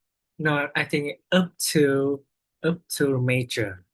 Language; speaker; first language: English; non-native, learner; Vietnamese